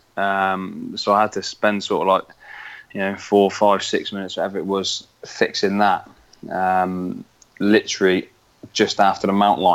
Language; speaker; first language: English; native; English